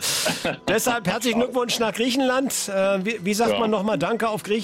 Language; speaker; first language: German; native; German